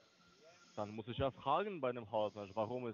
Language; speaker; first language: German; non-native, learner; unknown